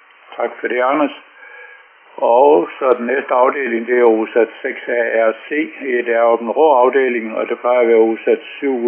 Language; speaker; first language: Danish; native; Danish